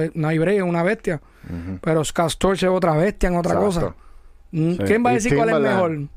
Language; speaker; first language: Spanish; native; Spanish